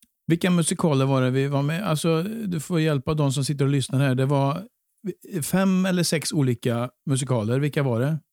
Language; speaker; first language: Swedish; native; Swedish